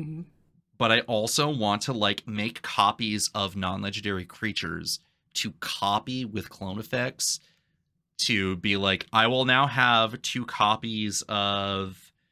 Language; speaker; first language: English; native; English